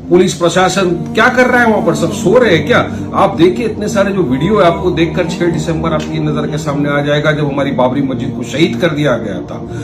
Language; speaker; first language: Hindi; native; Hindi